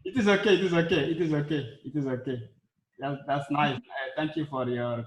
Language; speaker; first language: English; non-native, learner; Arabic